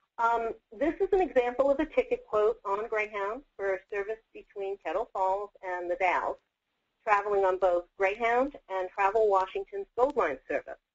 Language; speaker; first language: English; native; English